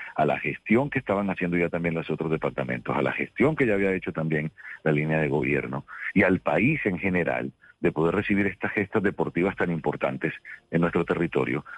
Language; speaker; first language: Spanish; native; Spanish